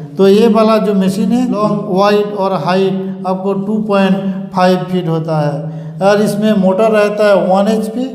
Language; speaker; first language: Hindi; non-native, local second language; Bangla